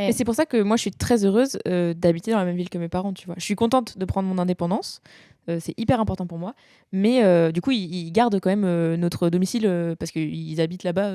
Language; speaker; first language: French; native; French